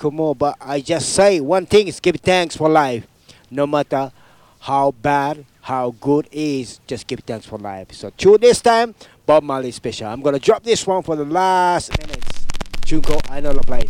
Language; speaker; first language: English; native; English